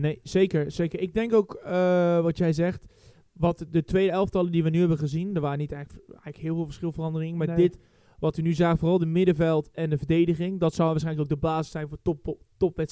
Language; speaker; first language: Dutch; native; Dutch